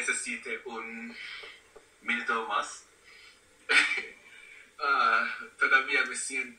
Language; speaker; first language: Spanish; non-native, fluent; English